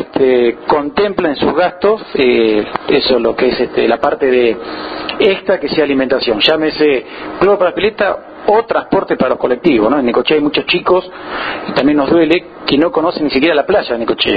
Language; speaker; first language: Spanish; native; Spanish